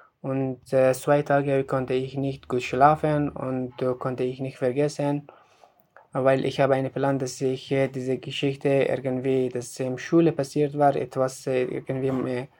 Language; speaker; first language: German; non-native, learner; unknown